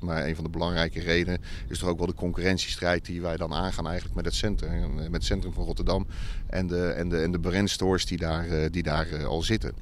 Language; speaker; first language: Dutch; native; Dutch